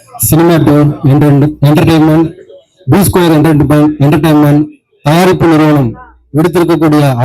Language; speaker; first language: Tamil; native; Tamil